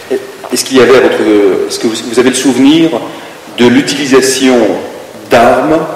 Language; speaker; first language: French; native; French